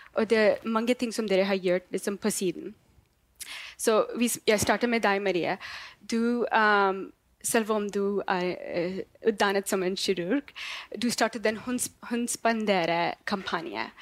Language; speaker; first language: Norwegian; non-native, learner; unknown